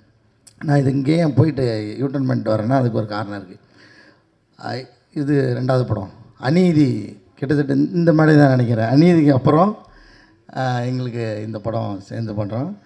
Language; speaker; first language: Tamil; native; Tamil